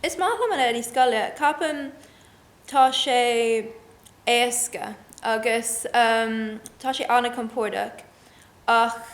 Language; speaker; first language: Irish; non-native, learner; English